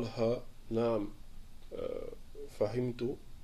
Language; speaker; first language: Arabic; non-native, learner; French